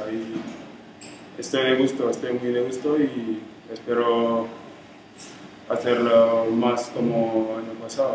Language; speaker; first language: Spanish; non-native, fluent; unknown